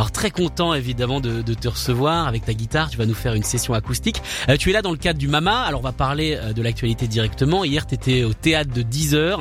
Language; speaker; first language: French; native; French